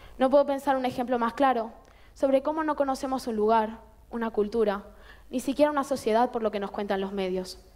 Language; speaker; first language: Spanish; native; Spanish